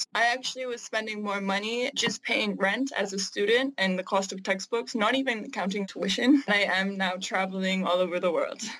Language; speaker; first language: English; native; English